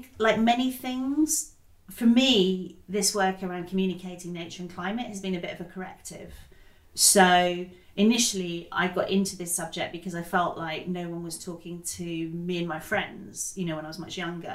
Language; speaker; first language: English; native; English